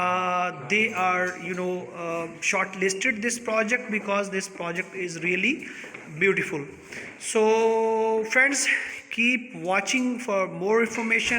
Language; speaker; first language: English; non-native, local second language; Urdu